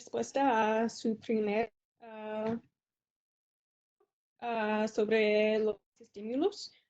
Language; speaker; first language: Spanish; non-native, learner; English